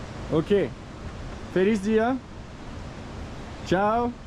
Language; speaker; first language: Spanish; non-native, learner; French